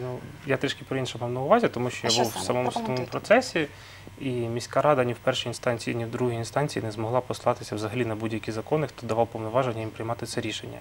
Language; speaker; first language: Ukrainian; native; Ukrainian